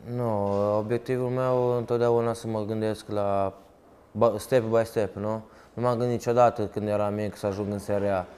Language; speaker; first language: Romanian; early bilingual, heritage; Romanian